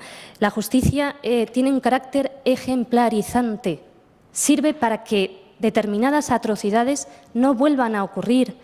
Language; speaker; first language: Spanish; native; Spanish